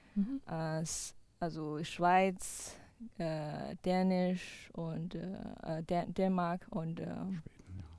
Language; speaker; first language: German; non-native, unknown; Chinese